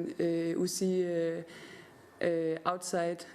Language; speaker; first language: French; non-native, learner; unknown